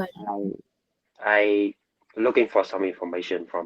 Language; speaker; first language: English; non-native, learner; Vietnamese